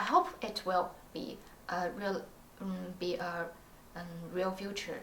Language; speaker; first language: English; non-native, learner; Chinese